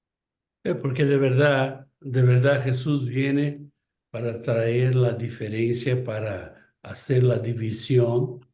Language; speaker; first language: Spanish; non-native, fluent; Portuguese